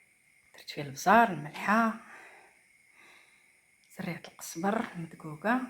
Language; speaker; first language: Arabic; native; Arabic